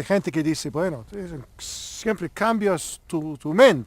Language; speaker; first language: Spanish; non-native, learner; English